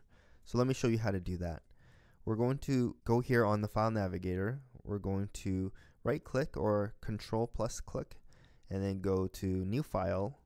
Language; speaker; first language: English; native; English